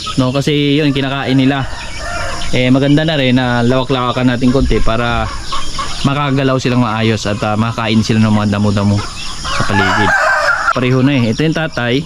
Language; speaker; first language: Filipino; non-native, local second language; Cebuano